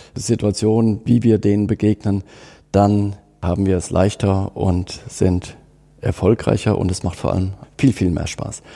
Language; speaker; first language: German; native; German